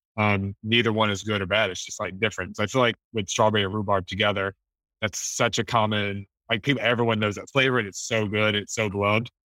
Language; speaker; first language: English; native; English